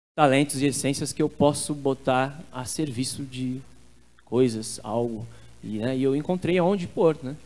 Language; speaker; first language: Portuguese; native; Portuguese